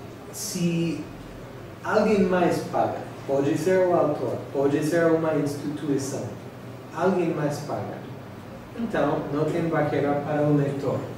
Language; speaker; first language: Portuguese; non-native, fluent; English